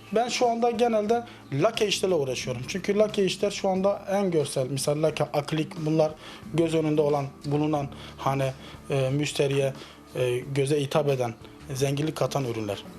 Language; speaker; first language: Turkish; native; Turkish